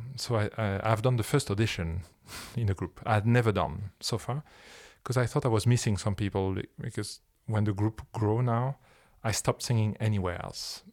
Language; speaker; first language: English; non-native, fluent; French